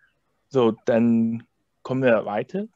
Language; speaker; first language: German; non-native, fluent; Chinese